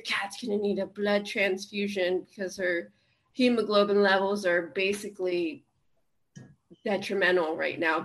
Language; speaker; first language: English; native; English